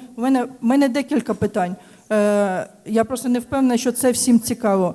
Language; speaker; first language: Ukrainian; native; Ukrainian